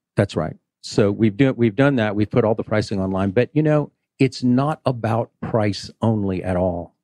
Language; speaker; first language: English; native; English